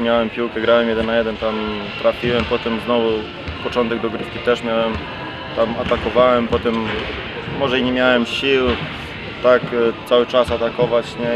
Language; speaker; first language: Polish; non-native, fluent; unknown